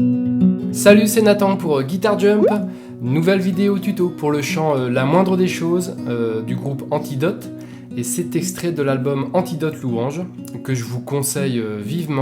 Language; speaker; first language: French; native; French